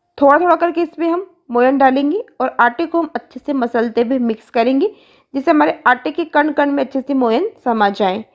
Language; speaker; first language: Hindi; native; Hindi